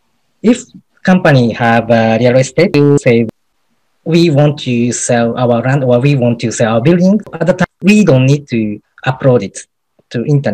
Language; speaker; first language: English; non-native, learner; Japanese